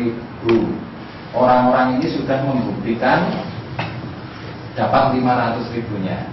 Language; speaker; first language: Indonesian; native; Indonesian